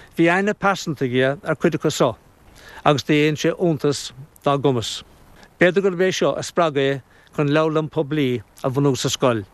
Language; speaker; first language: Irish; native; Irish